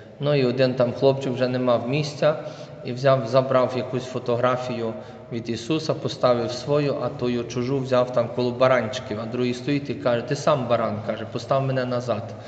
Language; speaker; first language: Ukrainian; native; Ukrainian